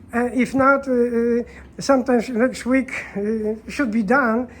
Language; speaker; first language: English; non-native, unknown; Polish